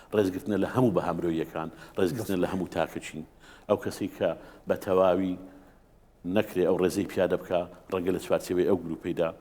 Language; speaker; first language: Central Kurdish; native; Central Kurdish